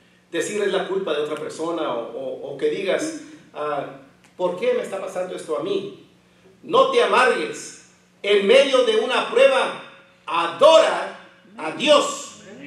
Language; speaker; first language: Spanish; native; Spanish